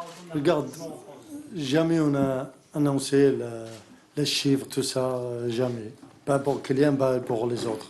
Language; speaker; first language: French; non-native, learner; Arabic